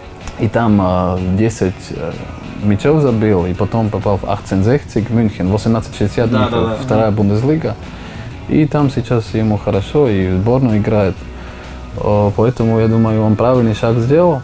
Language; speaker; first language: Russian; non-native, learner; Slovak